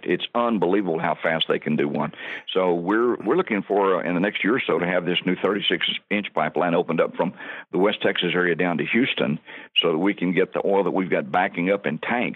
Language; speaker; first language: English; native; English